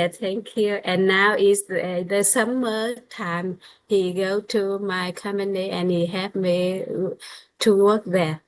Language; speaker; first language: English; non-native, learner; Vietnamese